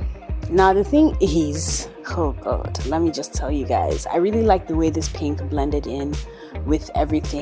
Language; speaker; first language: English; native; English